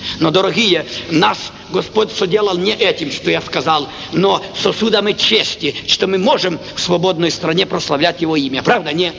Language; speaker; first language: Russian; non-native, local second language; Ukrainian